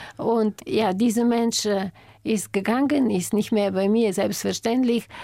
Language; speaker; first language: German; non-native, fluent; Bulgarian